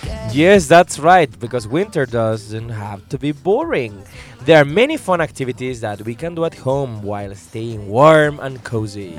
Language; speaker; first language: English; non-native, fluent; Spanish